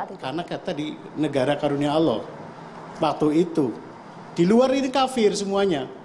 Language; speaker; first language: Indonesian; native; Indonesian